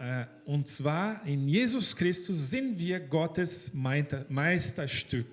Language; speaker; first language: German; non-native, fluent; Portuguese